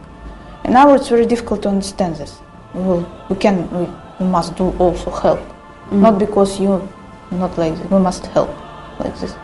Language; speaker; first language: English; non-native, learner; Russian